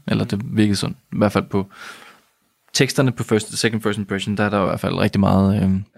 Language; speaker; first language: Danish; native; Danish